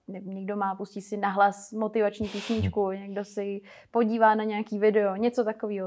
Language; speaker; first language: Czech; native; Czech